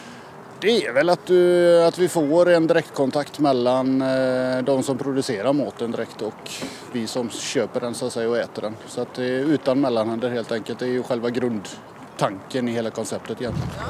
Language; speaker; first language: Swedish; native; Swedish